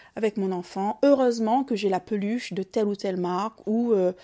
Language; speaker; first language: French; native; French